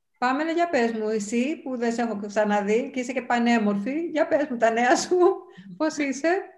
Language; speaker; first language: Greek; non-native, fluent; Spanish